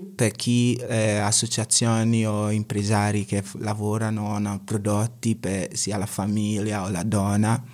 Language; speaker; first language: Italian; non-native, fluent; Akan